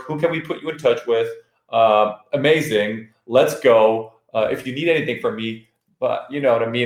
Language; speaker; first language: English; native; English